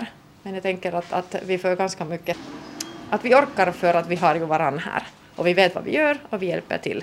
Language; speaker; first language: Swedish; non-native, local second language; Finnish